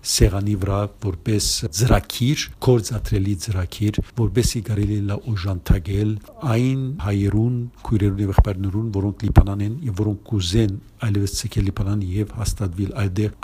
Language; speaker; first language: Armenian; early bilingual, heritage; Arabic